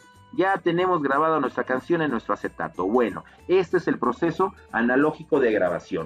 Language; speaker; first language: Spanish; native; Spanish